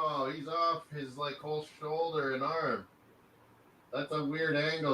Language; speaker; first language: English; native; English